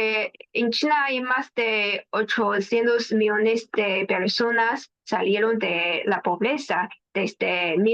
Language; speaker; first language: Spanish; non-native, fluent; Chinese